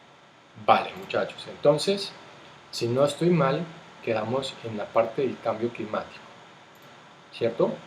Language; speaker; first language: Spanish; native; Spanish